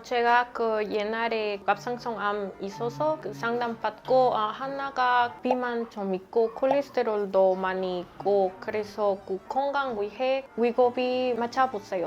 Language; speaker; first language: Korean; non-native, learner; Spanish